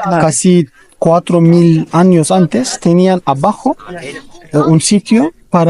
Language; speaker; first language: Spanish; non-native, learner; Turkish